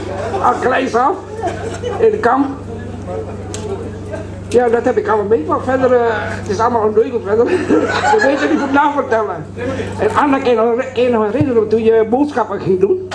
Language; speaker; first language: Dutch; early bilingual, other home language; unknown